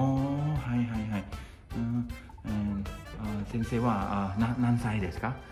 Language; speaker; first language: Japanese; non-native, learner; Thai